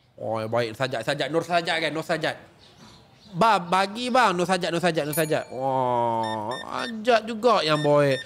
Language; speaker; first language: Malay; native; Malay